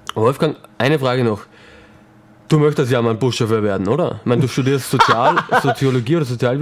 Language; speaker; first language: German; native; German